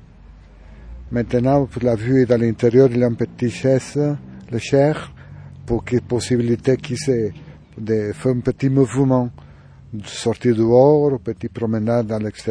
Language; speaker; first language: French; non-native, learner; Spanish